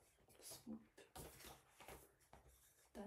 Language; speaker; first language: Danish; non-native, learner; German